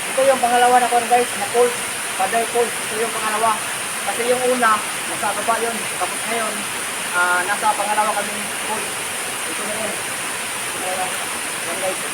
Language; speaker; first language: Filipino; non-native, local second language; Cebuano